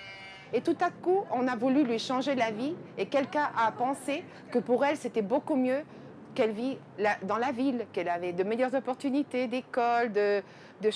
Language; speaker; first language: French; early bilingual, other home language; Spanish